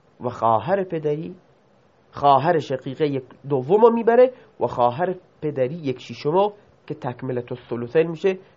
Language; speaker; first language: Persian; non-native, local second language; Baluchi